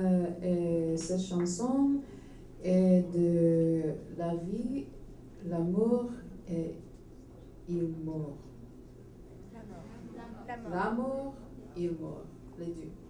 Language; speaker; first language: French; non-native, learner; English